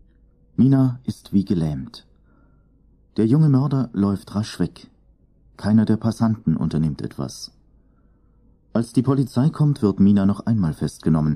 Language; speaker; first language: German; native; German